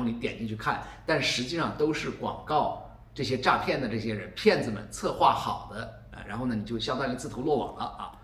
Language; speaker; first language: Chinese; native; Chinese